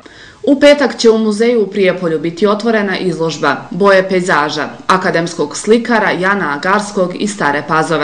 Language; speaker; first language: Serbian; native; Serbian